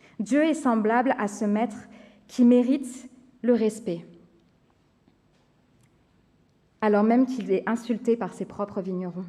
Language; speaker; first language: French; native; French